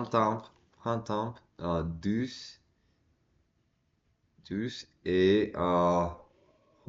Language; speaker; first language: French; non-native, learner; Spanish